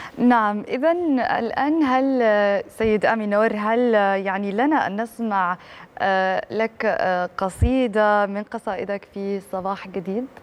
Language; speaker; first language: Arabic; native; Arabic